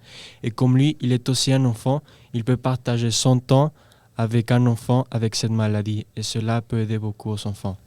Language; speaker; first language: French; non-native, learner; Spanish